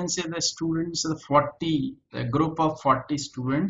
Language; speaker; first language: English; non-native, local second language; Hindi